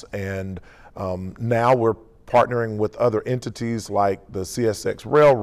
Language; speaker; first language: English; native; English